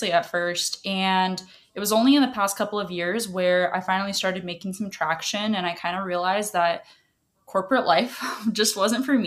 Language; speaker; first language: English; early bilingual, other home language; Russian